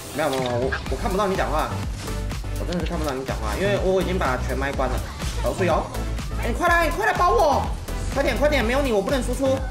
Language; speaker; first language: Chinese; native; Chinese